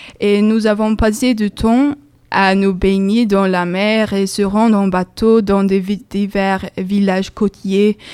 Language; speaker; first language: French; non-native, learner; Swedish